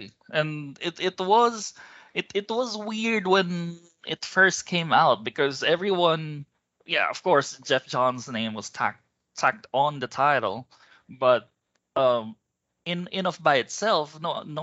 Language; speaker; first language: English; non-native, local second language; Filipino